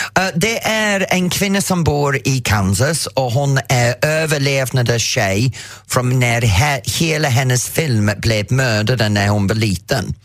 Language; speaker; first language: Swedish; non-native, fluent; English